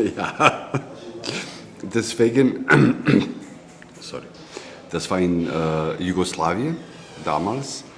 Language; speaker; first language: German; non-native, learner; Serbian